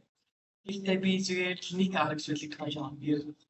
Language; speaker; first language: Mongolian; non-native, learner; English